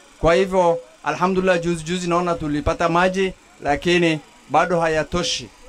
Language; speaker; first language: Swahili; non-native, local second language; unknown